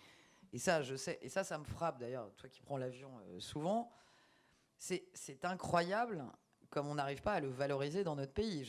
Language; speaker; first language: French; native; French